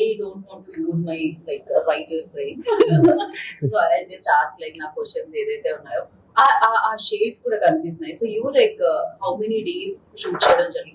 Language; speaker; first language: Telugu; native; Telugu